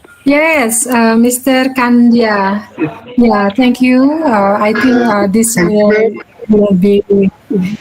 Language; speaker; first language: English; non-native, learner; Balinese